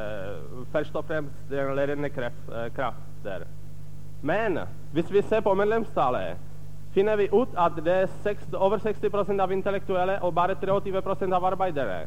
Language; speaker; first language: Norwegian; non-native, fluent; Czech